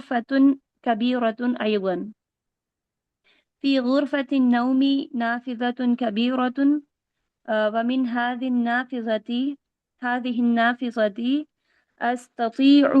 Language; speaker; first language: Arabic; non-native, learner; Urdu